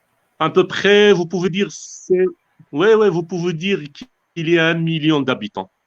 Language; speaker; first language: French; non-native, local second language; Arabic